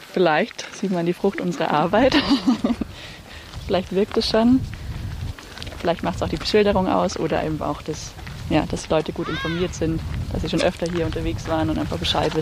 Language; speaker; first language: German; native; German